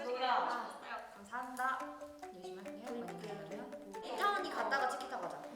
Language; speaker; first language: Korean; native; Korean